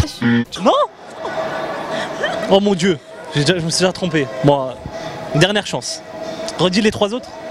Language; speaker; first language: French; native; French